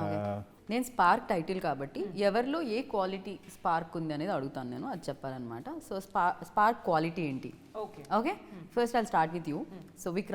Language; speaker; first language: Telugu; native; Telugu